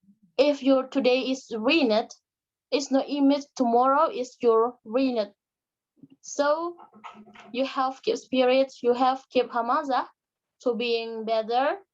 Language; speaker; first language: English; non-native, learner; Indonesian